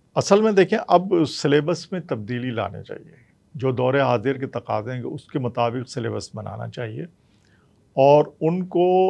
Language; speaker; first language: Urdu; native; Urdu